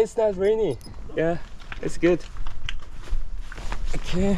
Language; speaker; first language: English; non-native, learner; Korean